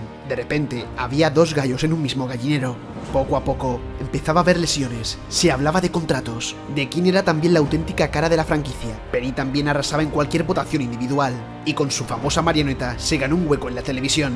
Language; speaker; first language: Spanish; native; Spanish